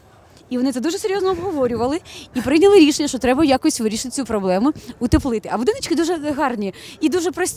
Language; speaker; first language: Ukrainian; native; Ukrainian